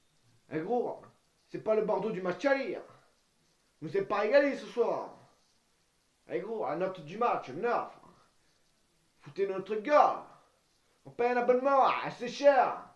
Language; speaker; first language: French; native; French